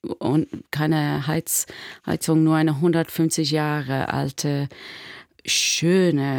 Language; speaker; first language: German; non-native, fluent; English